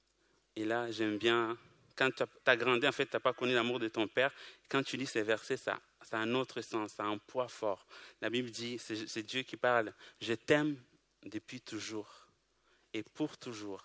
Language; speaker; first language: French; non-native, local second language; Kinyarwanda